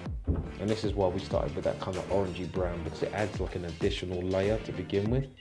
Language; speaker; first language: English; native; English